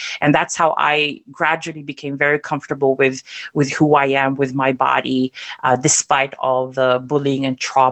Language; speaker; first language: English; non-native, local second language; German